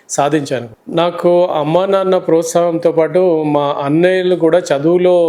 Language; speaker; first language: Telugu; native; Telugu